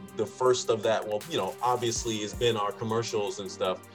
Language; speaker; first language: English; native; English